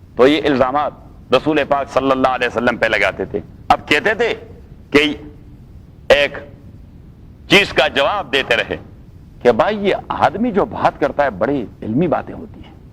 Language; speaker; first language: Urdu; non-native, local second language; Pashto